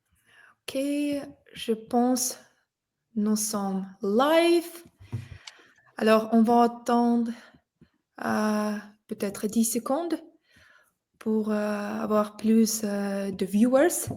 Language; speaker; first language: French; non-native, fluent; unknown